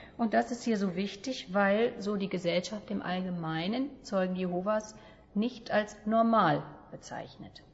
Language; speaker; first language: German; native; German